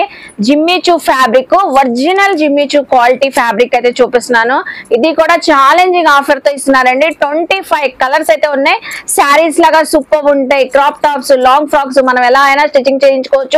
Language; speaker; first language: Telugu; native; Telugu